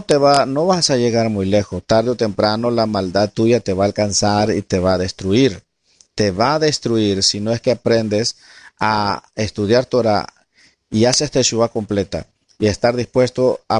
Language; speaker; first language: Spanish; native; Spanish